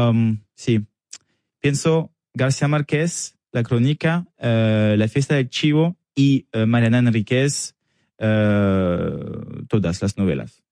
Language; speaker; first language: Spanish; non-native, learner; French